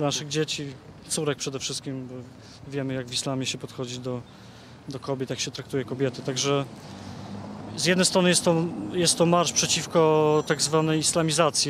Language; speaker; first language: Polish; native; Polish